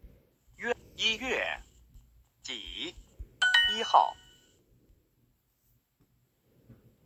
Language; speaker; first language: Chinese; non-native, learner; English